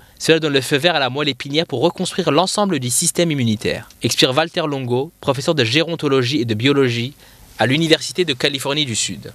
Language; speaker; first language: French; non-native, local second language; Arabic